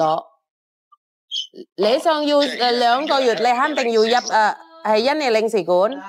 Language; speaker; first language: Cantonese; non-native, fluent; Indonesian